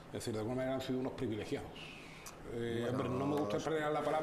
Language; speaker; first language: Spanish; native; Spanish